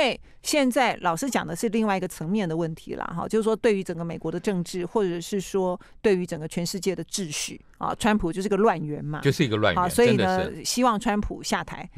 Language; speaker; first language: Chinese; native; Chinese